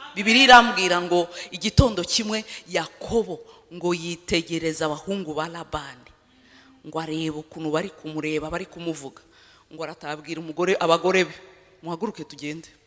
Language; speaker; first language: Kinyarwanda; early bilingual, heritage; Kinyarwanda